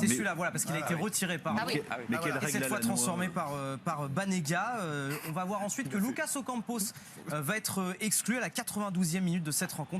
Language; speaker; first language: French; native; French